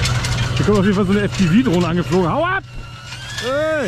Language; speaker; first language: German; native; German